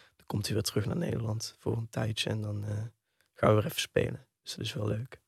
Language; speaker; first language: Dutch; native; Dutch